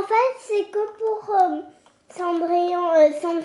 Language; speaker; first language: French; early bilingual, heritage; French